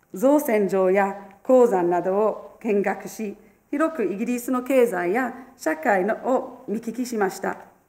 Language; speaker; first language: Japanese; non-native, fluent; English